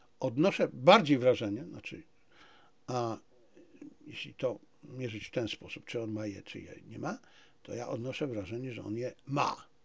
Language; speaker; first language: Polish; native; Polish